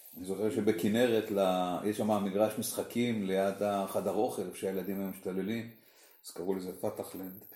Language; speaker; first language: Hebrew; native; Hebrew